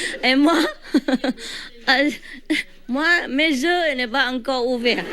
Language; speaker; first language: French; non-native, learner; Vietnamese